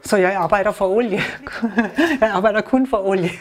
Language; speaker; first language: Danish; non-native, learner; German